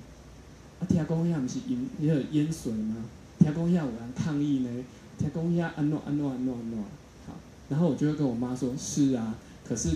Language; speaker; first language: Chinese; native; Chinese